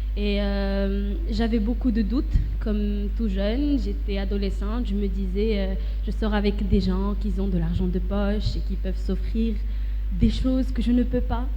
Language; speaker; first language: French; non-native, local second language; Arabic